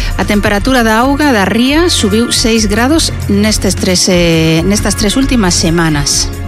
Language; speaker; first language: Galician; non-native, local second language; Spanish